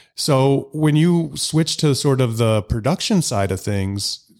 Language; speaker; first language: English; native; English